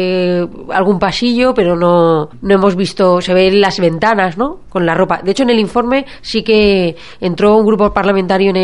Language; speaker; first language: Spanish; native; Spanish